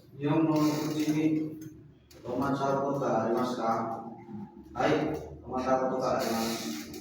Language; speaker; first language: Japanese; non-native, learner; Indonesian